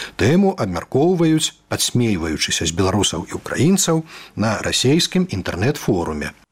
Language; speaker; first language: Belarusian; native; Belarusian